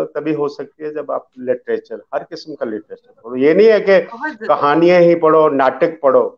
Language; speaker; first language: Hindi; early bilingual, other home language; Dogri